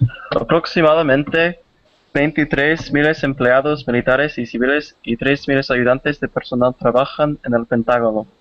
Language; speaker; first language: Spanish; non-native, fluent; English